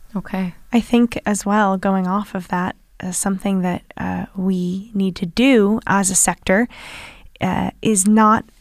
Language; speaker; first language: English; native; English